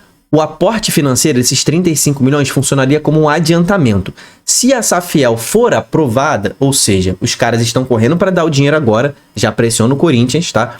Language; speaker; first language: Portuguese; native; Portuguese